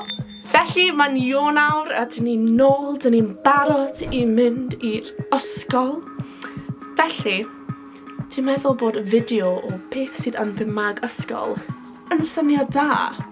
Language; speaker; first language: Welsh; non-native, local second language; English